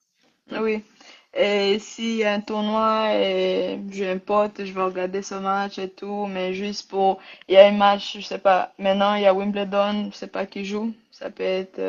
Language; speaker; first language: French; non-native, learner; Rundi